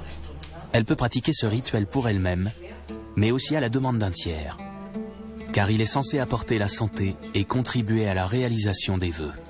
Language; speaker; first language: French; native; French